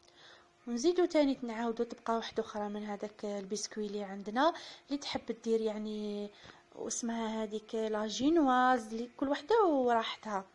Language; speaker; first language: Arabic; native; Arabic